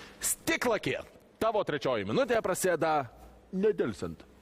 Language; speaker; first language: Lithuanian; native; Lithuanian